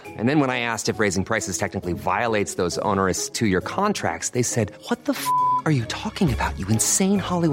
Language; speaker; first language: English; native; English